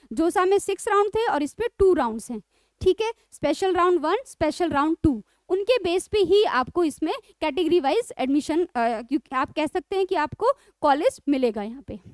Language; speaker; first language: Hindi; native; Hindi